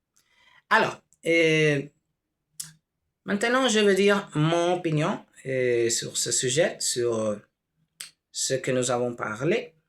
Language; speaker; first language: French; non-native, learner; Spanish